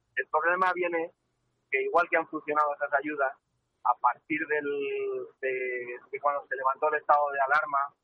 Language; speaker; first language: Spanish; native; Spanish